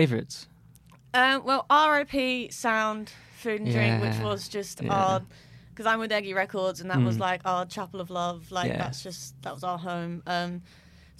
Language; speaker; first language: English; native; English